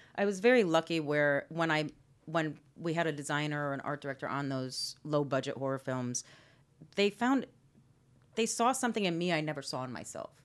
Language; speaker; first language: English; native; English